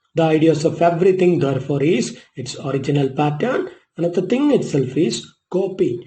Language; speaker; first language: English; non-native, local second language; Malayalam